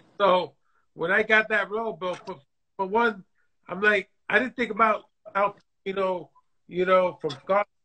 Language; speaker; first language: English; native; English